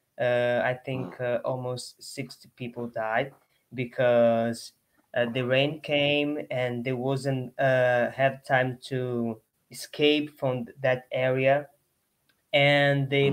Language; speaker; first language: English; non-native, learner; Portuguese